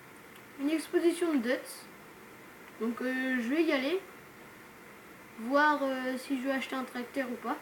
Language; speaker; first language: French; native; French